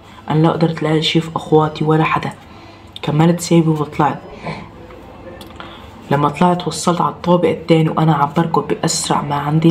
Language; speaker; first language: Arabic; native; Arabic